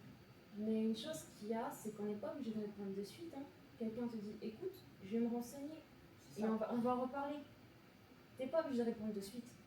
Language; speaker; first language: French; native; French